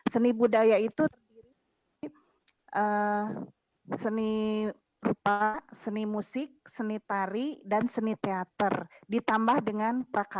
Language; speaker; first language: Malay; non-native, local second language; Sundanese